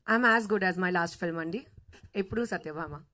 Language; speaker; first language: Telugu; non-native, fluent; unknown